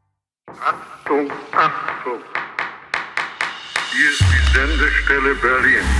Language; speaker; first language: German; native; German